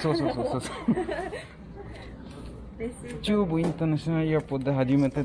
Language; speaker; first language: Japanese; non-native, learner; Bangla